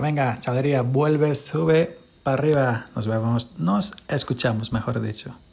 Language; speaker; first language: Spanish; native; Spanish